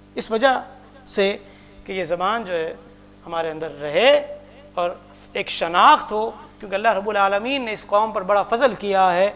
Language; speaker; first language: Urdu; non-native, local second language; Punjabi